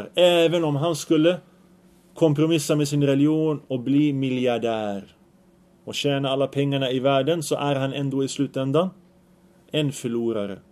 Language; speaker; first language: Swedish; early bilingual, other home language; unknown